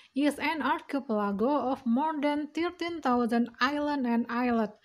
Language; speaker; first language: English; non-native, fluent; Indonesian